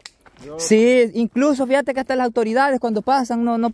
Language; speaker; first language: Spanish; native; Spanish